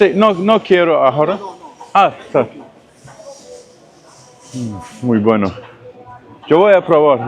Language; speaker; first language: Spanish; non-native, learner; Turkish